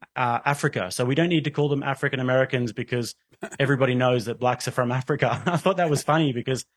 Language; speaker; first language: English; native; English